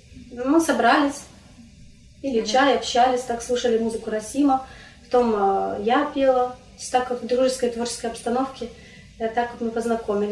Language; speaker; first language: Russian; non-native, local second language; Crimean Tatar